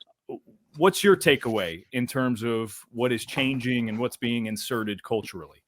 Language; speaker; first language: English; native; English